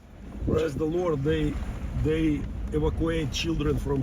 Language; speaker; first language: English; non-native, learner; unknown